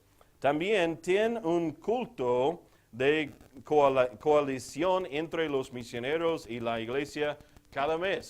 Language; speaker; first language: Spanish; non-native, fluent; English